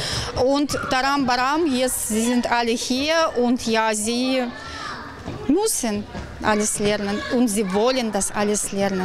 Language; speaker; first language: German; non-native, fluent; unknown